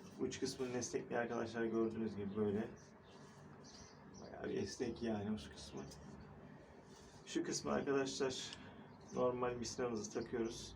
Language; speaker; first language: Turkish; native; Turkish